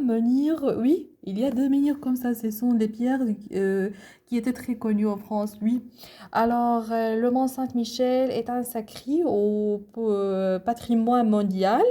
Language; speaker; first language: French; non-native, learner; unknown